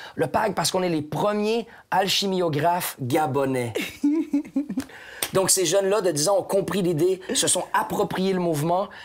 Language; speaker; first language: French; native; French